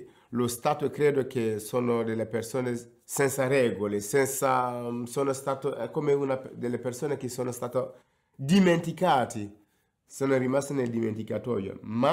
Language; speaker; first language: Italian; non-native, fluent; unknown